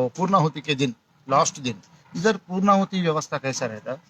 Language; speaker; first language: Hindi; non-native, local second language; Telugu